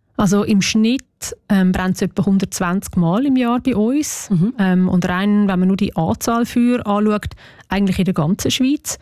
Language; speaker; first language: German; native; German